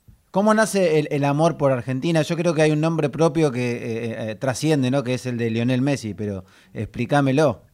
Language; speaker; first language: Spanish; native; Spanish